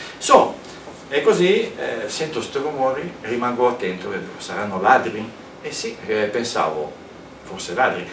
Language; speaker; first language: Italian; native; Italian